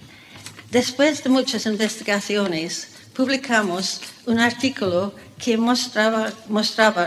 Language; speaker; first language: Spanish; non-native, fluent; English